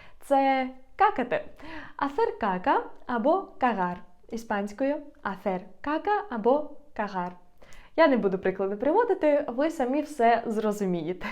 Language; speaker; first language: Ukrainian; native; Ukrainian